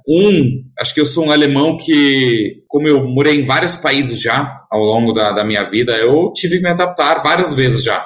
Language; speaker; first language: Portuguese; non-native, fluent; German